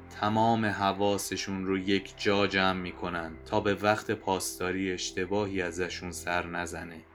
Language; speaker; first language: Persian; native; Persian